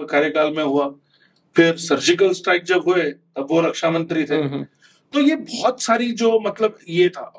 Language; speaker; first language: Hindi; non-native, local second language; Konkani